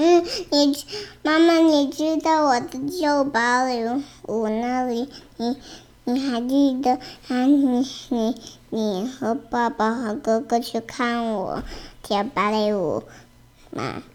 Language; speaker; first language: Chinese; early bilingual, other home language; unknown